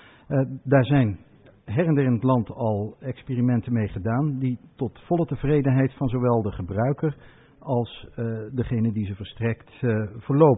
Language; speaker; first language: Dutch; native; Dutch